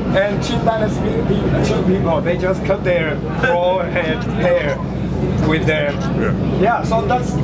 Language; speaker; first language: English; non-native, fluent; Chinese